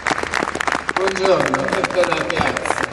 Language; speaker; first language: Italian; native; Italian